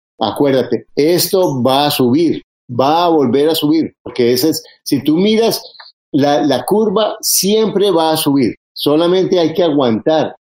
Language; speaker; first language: Spanish; native; Spanish